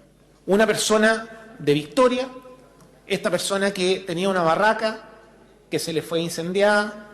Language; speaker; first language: Spanish; native; Spanish